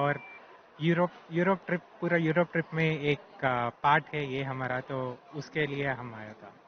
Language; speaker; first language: Hindi; non-native, local second language; Telugu